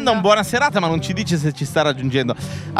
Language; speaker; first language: Italian; native; Italian